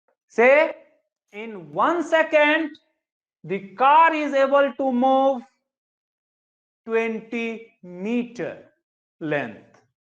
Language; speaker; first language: English; non-native, local second language; Hindi